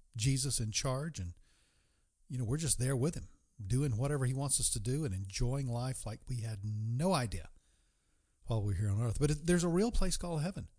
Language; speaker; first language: English; native; English